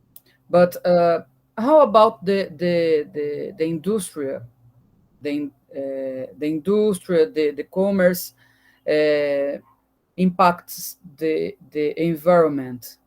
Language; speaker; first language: English; non-native, learner; Portuguese